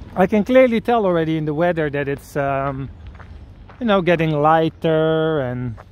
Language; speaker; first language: English; non-native, fluent; Dutch